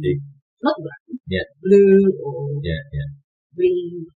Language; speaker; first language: English; non-native, learner; Japanese